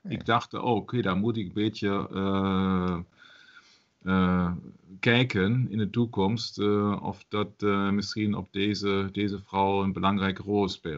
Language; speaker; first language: Dutch; non-native, learner; German